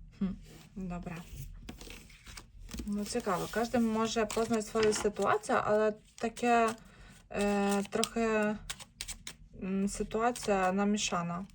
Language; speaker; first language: Polish; non-native, learner; Ukrainian